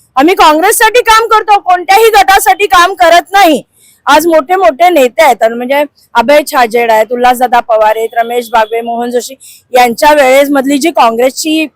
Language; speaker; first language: Marathi; non-native, local second language; Hindi